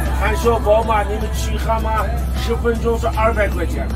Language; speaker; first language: Chinese; non-native, local second language; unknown